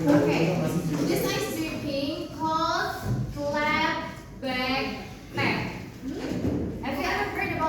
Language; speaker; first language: English; non-native, learner; Indonesian